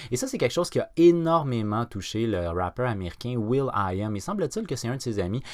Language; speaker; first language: French; native; French